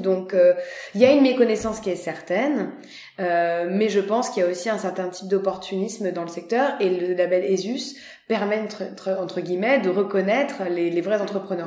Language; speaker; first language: French; native; French